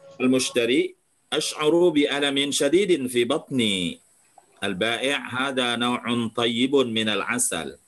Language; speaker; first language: Arabic; non-native, fluent; Indonesian